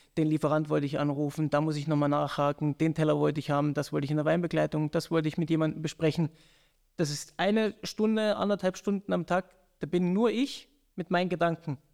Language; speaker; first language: German; native; German